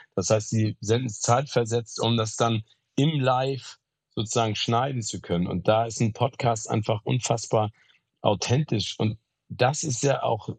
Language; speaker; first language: German; native; German